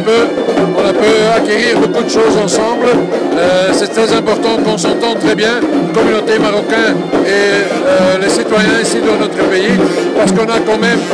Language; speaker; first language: French; non-native, local second language; Dutch